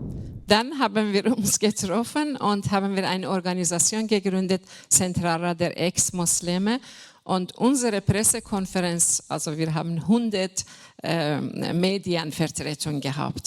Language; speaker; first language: German; non-native, fluent; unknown